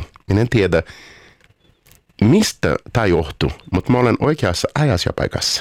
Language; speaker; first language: Finnish; non-native, fluent; Portuguese